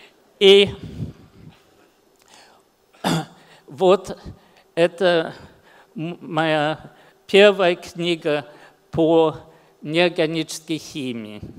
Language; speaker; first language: Russian; early bilingual, heritage; English